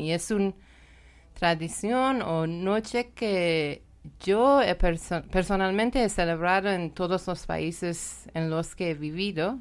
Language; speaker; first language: Spanish; non-native, fluent; Persian